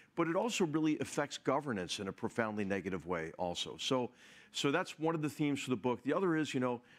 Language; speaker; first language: English; native; English